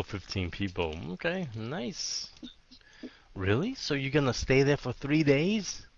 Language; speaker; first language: English; early bilingual, heritage; Vietnamese